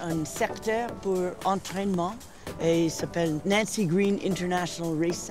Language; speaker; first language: French; non-native, fluent; English